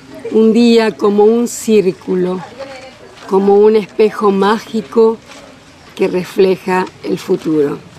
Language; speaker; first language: Spanish; native; Spanish